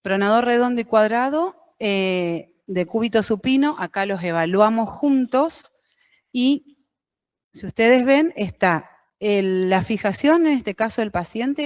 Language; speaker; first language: Spanish; native; Spanish